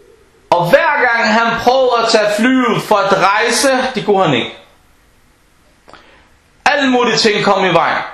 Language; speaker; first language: Danish; non-native, fluent; Arabic